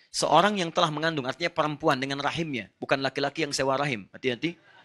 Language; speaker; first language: Indonesian; non-native, fluent; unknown